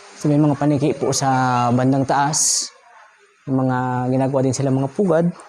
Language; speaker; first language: Filipino; non-native, local second language; Bikol